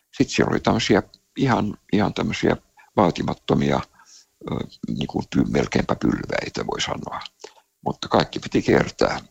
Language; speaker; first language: Finnish; native; Finnish